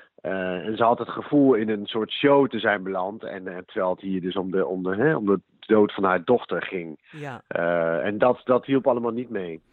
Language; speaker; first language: Dutch; native; Dutch